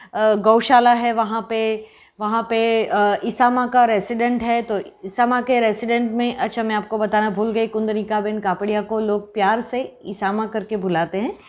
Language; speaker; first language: Hindi; non-native, local second language; Gujarati